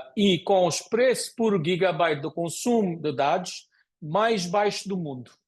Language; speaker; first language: Portuguese; non-native, fluent; Konkani